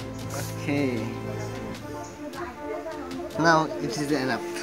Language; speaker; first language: English; non-native, local second language; Bangla